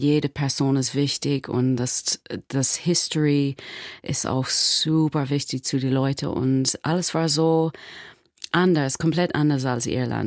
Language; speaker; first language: German; non-native, learner; English